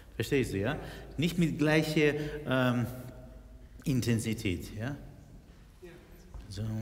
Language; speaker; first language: German; non-native, fluent; Russian